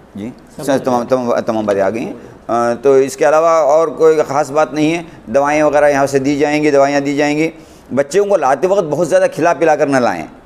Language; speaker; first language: Hindi; non-native, local second language; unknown